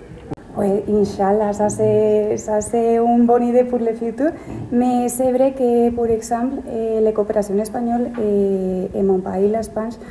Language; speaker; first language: French; non-native, learner; Spanish